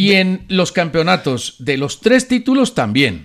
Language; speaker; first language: Spanish; native; Spanish